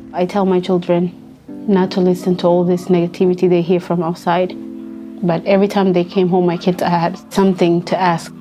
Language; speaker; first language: English; non-native, fluent; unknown